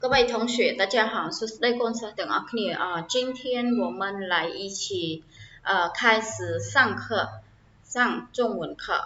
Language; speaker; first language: Chinese; non-native, fluent; Khmer